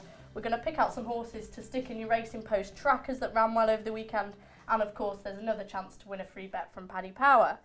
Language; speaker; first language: English; native; English